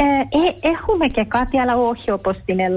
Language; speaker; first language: Greek; early bilingual, heritage; Greek